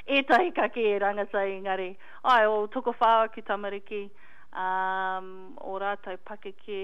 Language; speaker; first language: Māori; non-native, local second language; English